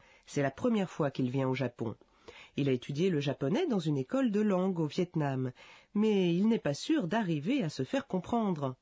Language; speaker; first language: French; native; French